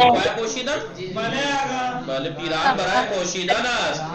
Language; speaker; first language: Persian; non-native, fluent; Urdu